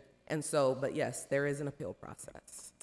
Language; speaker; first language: English; native; English